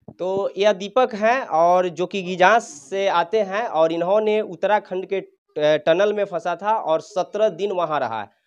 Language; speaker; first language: Hindi; native; Hindi